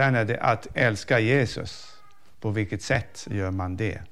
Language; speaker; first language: Swedish; non-native, fluent; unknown